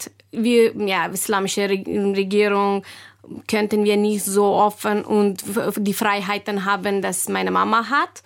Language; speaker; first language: German; non-native, learner; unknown